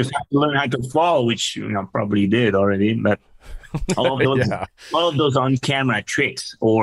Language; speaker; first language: English; non-native, fluent; French